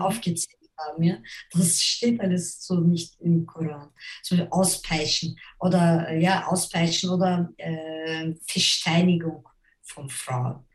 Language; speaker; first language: German; non-native, fluent; Turkish